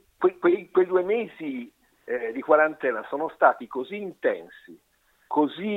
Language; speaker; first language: Italian; native; Italian